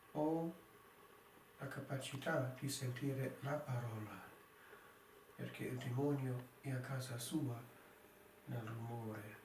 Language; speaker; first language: Italian; non-native, fluent; English